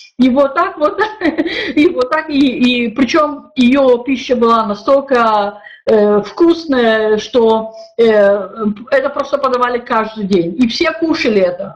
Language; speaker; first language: Russian; early bilingual, heritage; Russian